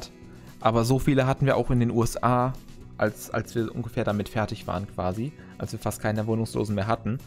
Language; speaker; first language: German; native; German